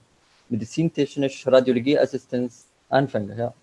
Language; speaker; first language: German; non-native, learner; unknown